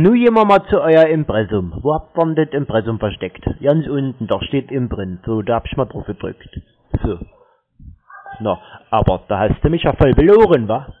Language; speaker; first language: German; native; German